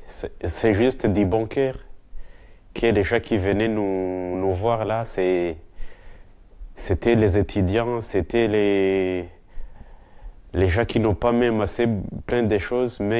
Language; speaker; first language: French; non-native, local second language; Kinyarwanda